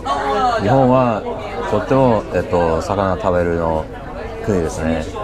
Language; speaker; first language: Japanese; non-native, learner; English